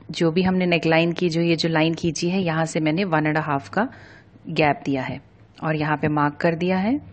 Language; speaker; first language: Hindi; native; Hindi